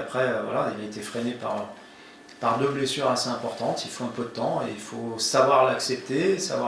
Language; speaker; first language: French; native; French